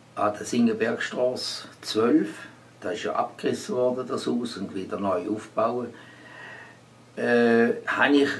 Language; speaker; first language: German; native; German